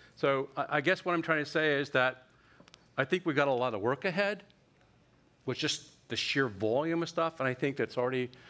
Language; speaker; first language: English; native; English